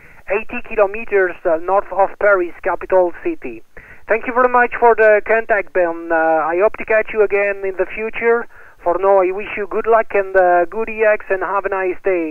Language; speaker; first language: English; non-native, fluent; French